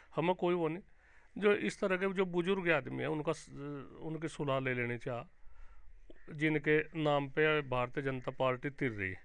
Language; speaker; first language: Hindi; native; Hindi